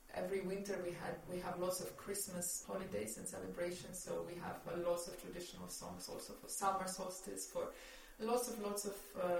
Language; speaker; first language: English; non-native, fluent; Ukrainian